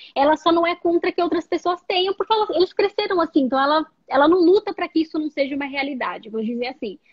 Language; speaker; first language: Portuguese; native; Portuguese